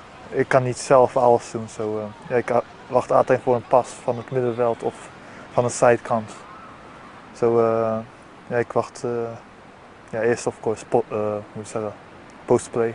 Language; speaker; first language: Dutch; early bilingual, heritage; Dutch